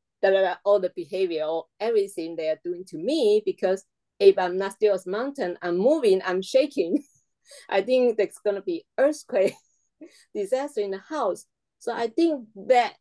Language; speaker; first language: English; non-native, fluent; Chinese